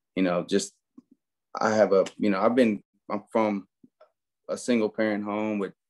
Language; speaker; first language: English; native; English